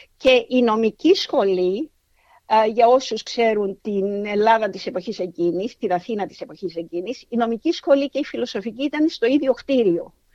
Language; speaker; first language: Greek; native; Greek